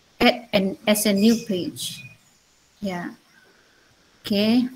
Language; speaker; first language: English; non-native, learner; Indonesian